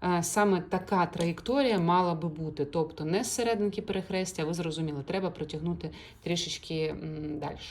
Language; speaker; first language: Ukrainian; non-native, local second language; Russian